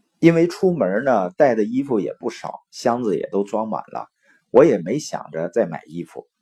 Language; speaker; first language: Chinese; native; Chinese